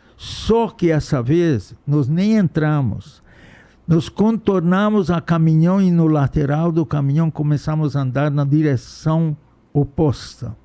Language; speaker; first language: Portuguese; non-native, fluent; Hungarian